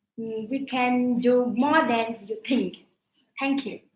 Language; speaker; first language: English; non-native, learner; Vietnamese